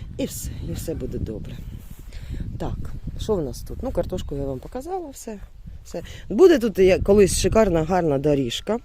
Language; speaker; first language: Ukrainian; non-native, local second language; Russian